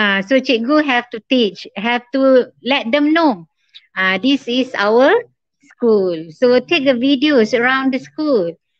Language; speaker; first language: English; non-native, local second language; Malay